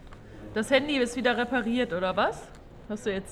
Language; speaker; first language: German; native; German